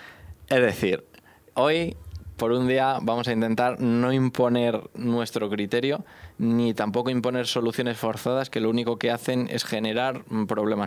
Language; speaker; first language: Spanish; native; Spanish